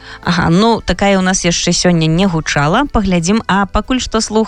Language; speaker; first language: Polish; non-native, local second language; Belarusian